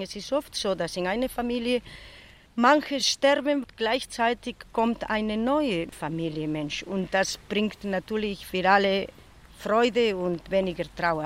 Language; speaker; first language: German; non-native, fluent; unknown